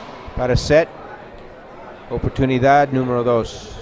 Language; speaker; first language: Spanish; non-native, learner; English